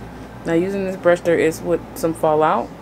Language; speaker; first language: English; native; English